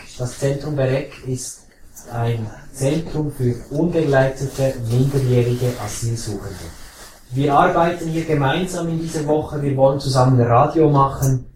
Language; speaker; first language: German; native; German